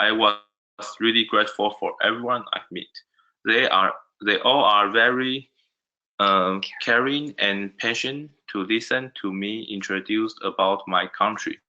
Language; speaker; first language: English; non-native, learner; Chinese